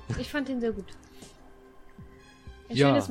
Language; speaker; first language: German; native; German